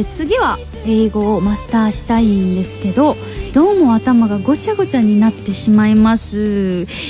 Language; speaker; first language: Japanese; non-native, fluent; Korean